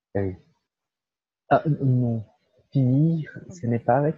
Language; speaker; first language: French; non-native, learner; Portuguese